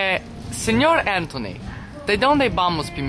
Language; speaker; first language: Spanish; non-native, learner; English